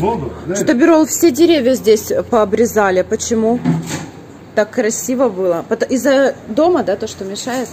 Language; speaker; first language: Russian; native; Russian